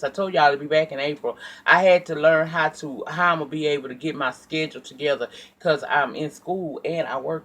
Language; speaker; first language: English; native; English